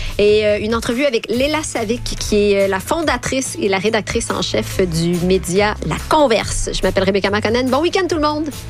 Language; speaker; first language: French; native; French